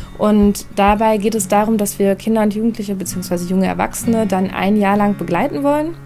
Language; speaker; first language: German; native; German